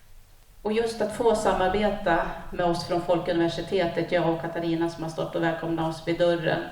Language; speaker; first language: Swedish; native; Swedish